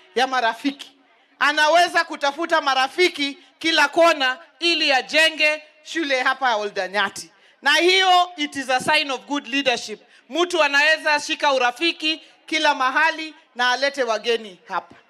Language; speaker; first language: Swahili; non-native, local second language; Luo (Kenya and Tanzania)